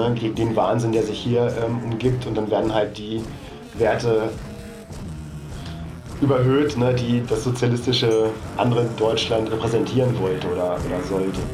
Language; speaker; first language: German; native; German